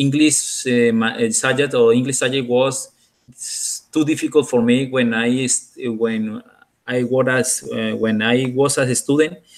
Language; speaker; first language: English; non-native, learner; Spanish